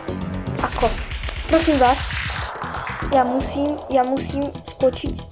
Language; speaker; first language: Slovak; non-native, learner; Ukrainian